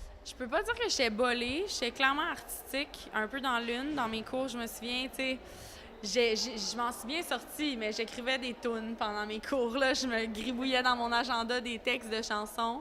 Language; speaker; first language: French; native; French